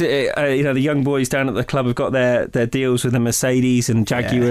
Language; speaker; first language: English; native; English